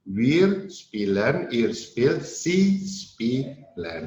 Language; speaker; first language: German; non-native, learner; Indonesian